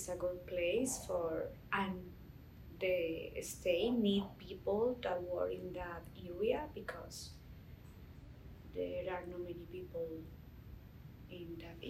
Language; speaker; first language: English; non-native, learner; Spanish